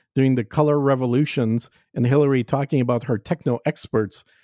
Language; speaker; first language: English; native; English